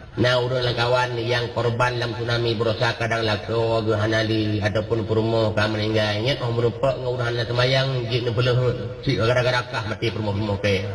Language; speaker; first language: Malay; non-native, local second language; Achinese